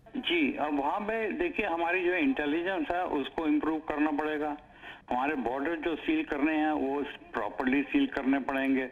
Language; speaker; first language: Hindi; non-native, local second language; Punjabi